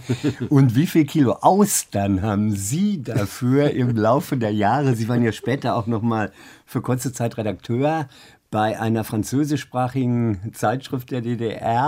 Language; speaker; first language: German; native; German